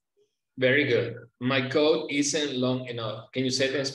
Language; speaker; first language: English; non-native, fluent; Spanish